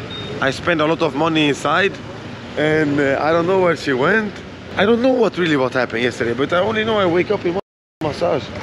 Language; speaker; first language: English; non-native, learner; Portuguese